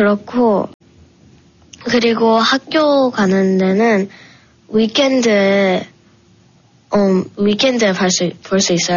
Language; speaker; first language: Korean; early bilingual, heritage; Korean